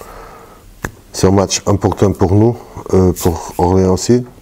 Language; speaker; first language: French; non-native, fluent; Portuguese